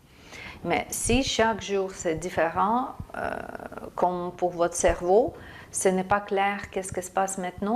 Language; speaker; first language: French; non-native, fluent; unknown